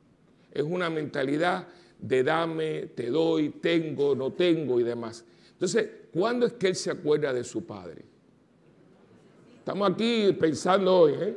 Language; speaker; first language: Spanish; native; Spanish